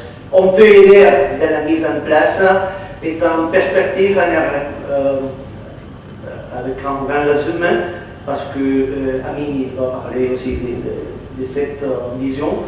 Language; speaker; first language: French; non-native, fluent; Catalan